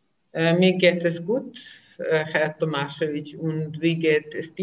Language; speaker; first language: German; non-native, learner; Serbian